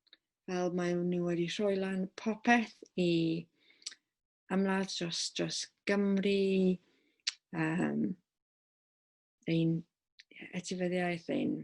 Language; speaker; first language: Welsh; non-native, local second language; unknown